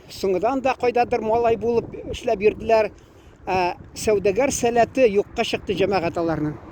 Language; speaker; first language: Tatar; native; Tatar